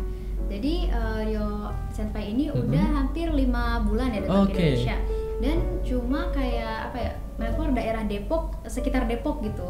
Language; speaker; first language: Indonesian; native; Indonesian